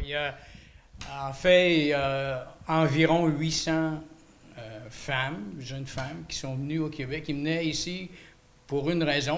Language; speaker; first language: French; native; French